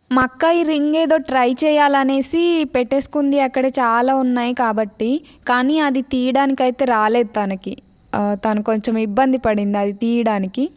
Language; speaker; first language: Telugu; non-native, local second language; Lambadi